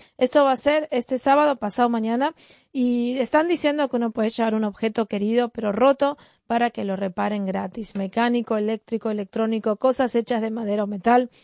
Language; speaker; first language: Spanish; native; Spanish